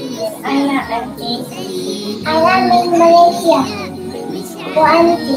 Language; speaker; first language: Arabic; non-native, learner; Malay